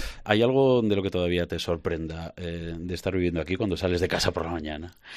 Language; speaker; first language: Spanish; native; Spanish